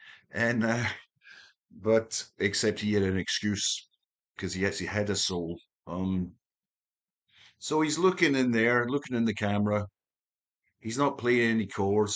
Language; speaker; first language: English; native; English